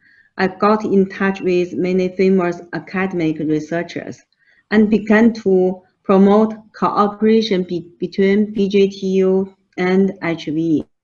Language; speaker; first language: English; non-native, fluent; Chinese